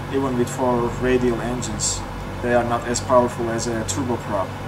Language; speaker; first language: English; non-native, fluent; Turkish